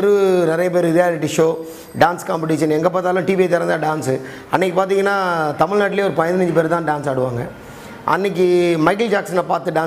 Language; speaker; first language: Tamil; native; Tamil